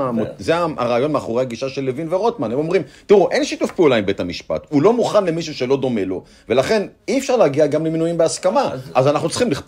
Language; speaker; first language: Hebrew; native; Hebrew